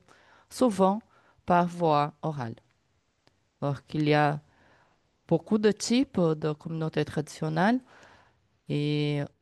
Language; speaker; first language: French; non-native, learner; Portuguese